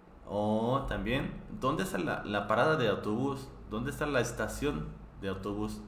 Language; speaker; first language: Spanish; non-native, fluent; Korean